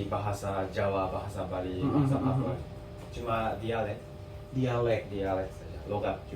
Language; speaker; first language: Indonesian; non-native, learner; Japanese